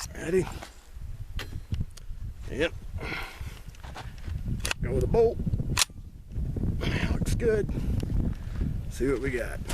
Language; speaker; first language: English; native; English